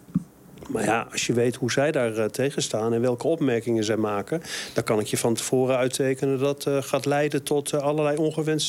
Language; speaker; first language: Dutch; native; Dutch